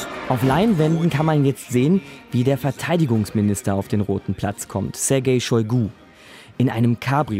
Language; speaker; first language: German; native; German